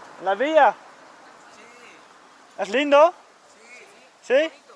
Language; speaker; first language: Spanish; non-native, learner; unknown